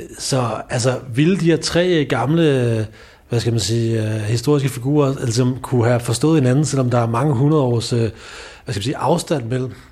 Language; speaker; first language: Danish; native; Danish